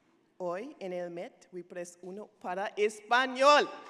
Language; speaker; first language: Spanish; non-native, learner; English